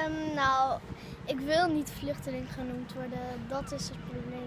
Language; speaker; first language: Dutch; early bilingual, other home language; Arabic